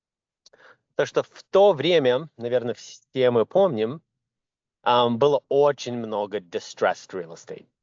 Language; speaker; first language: Russian; early bilingual, heritage; Russian